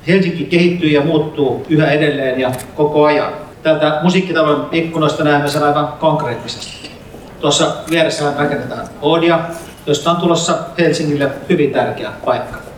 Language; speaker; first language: Finnish; native; Finnish